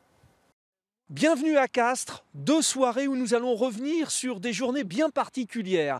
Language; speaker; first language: French; native; French